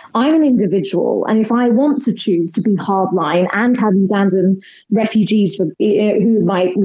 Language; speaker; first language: English; native; English